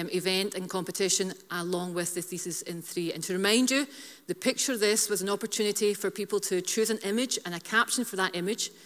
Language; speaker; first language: English; native; English